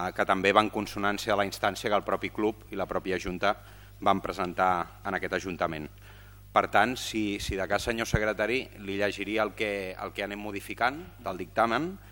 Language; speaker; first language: Catalan; native; Catalan